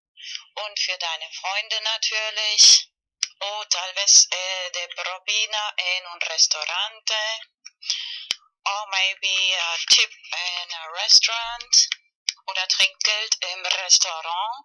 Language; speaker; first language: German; non-native, fluent; Spanish